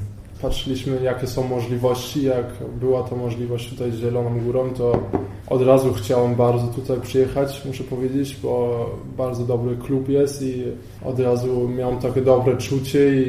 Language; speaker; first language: Polish; early bilingual, heritage; Polish